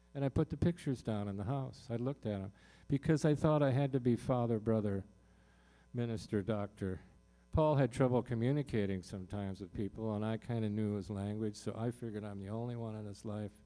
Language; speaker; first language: English; native; English